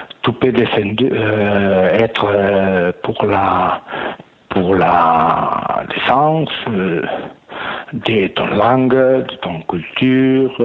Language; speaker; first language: French; non-native, learner; Catalan